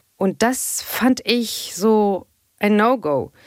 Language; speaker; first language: German; non-native, fluent; Arabic